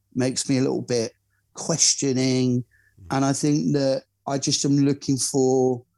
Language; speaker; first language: English; native; English